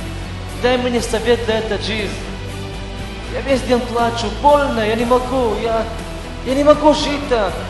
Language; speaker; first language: Russian; non-native, fluent; Hebrew